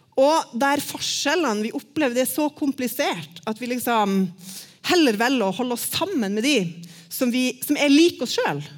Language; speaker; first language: Norwegian; native; Norwegian